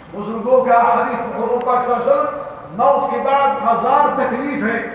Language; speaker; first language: Urdu; non-native, learner; Arabic